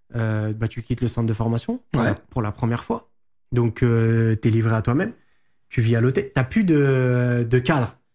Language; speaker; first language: French; native; French